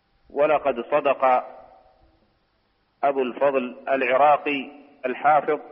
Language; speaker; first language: Arabic; native; Arabic